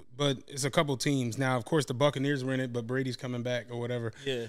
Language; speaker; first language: English; native; English